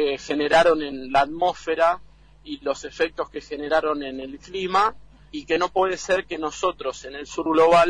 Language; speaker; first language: Spanish; native; Spanish